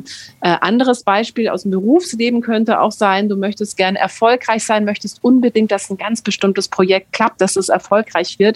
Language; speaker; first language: German; native; German